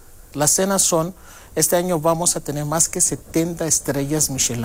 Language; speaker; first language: Spanish; non-native, fluent; Greek